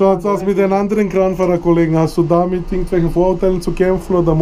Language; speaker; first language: German; native; German